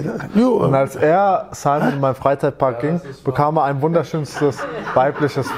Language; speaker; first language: German; native; German